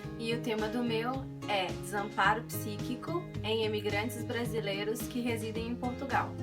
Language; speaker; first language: Portuguese; native; Portuguese